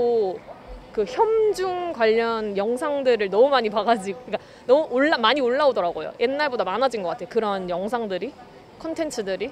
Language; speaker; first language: Korean; native; Korean